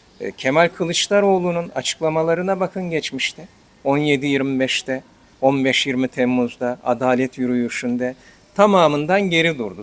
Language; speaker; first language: Turkish; native; Turkish